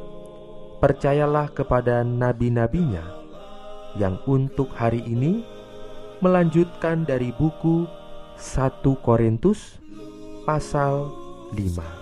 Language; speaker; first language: Indonesian; native; Indonesian